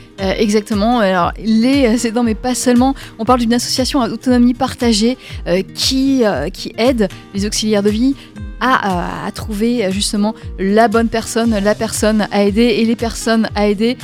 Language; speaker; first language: French; native; French